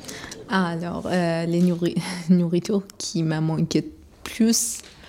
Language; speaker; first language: French; non-native, learner; Persian